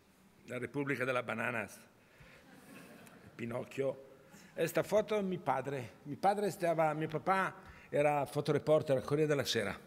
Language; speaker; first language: Spanish; non-native, learner; Italian